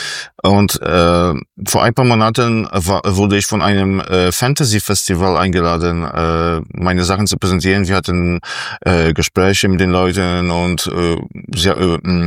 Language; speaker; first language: German; non-native, fluent; Polish